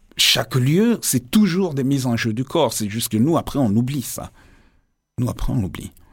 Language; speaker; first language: French; non-native, local second language; Lingala